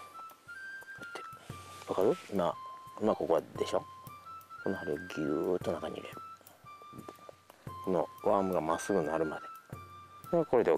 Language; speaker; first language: Japanese; native; Japanese